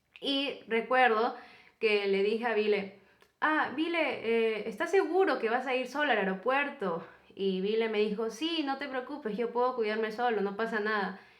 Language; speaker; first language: Spanish; native; Spanish